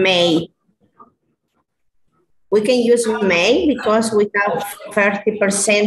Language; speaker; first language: English; non-native, learner; Spanish